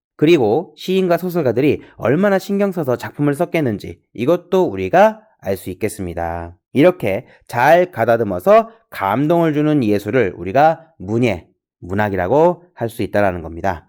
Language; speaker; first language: Korean; native; Korean